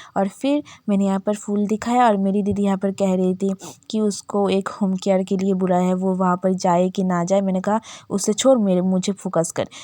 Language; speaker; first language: Hindi; non-native, local second language; Bangla